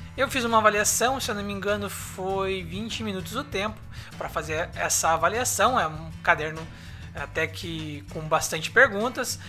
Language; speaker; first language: Portuguese; native; Portuguese